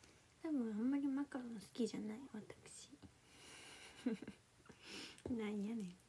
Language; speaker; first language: Japanese; native; Japanese